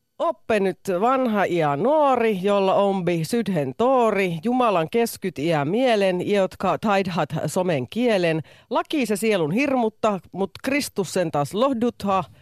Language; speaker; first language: Finnish; native; Finnish